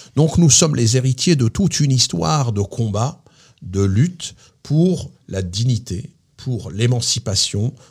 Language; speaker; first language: French; native; French